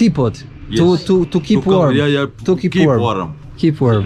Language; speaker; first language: English; non-native, learner; Polish